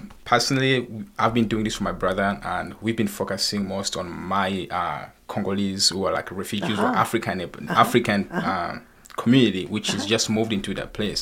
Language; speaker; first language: English; non-native, fluent; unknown